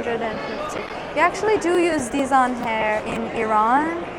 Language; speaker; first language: English; non-native, fluent; Persian